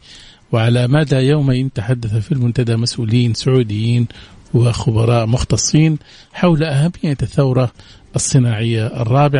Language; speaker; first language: Arabic; native; Arabic